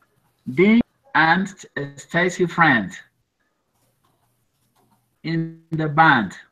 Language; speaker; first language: English; non-native, learner; Spanish